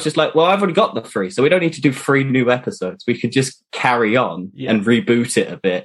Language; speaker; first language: English; native; English